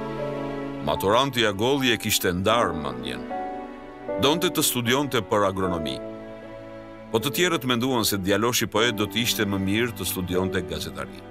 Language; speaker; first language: Albanian; native; Albanian